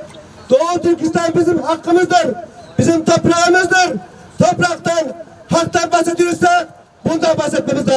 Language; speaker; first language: Turkish; non-native, fluent; Uyghur